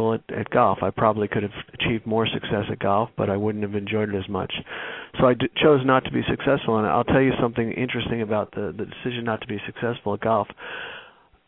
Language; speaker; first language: English; native; English